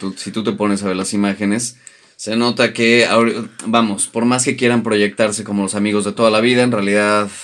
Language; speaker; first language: Spanish; native; Spanish